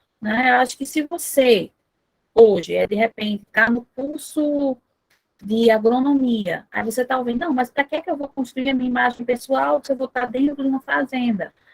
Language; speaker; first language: Portuguese; native; Portuguese